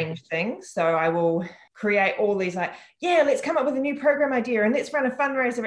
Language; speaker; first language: English; native; English